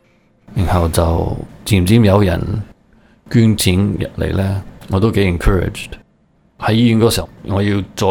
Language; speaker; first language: Cantonese; early bilingual, heritage; Cantonese